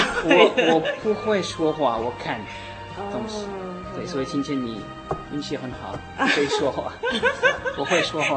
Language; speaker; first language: Chinese; non-native, learner; French